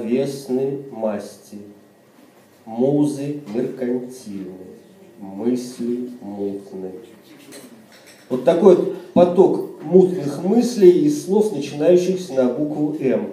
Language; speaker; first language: Russian; native; Russian